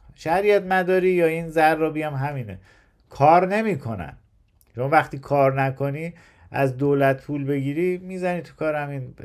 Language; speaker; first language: Persian; native; Persian